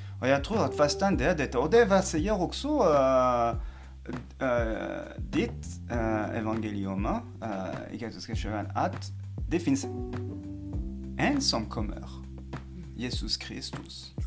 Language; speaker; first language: Swedish; non-native, fluent; French